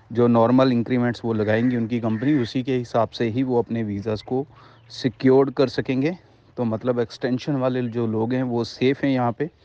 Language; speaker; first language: Hindi; non-native, local second language; Punjabi